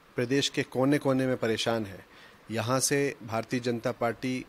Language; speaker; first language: Hindi; native; Hindi